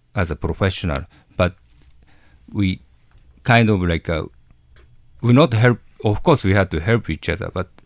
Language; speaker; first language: English; non-native, learner; Japanese